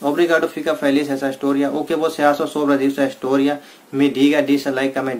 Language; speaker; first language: Portuguese; non-native, learner; Hindi